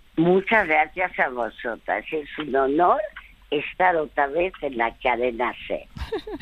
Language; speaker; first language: Spanish; early bilingual, other home language; French